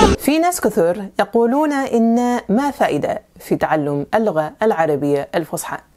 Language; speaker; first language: Arabic; non-native, fluent; French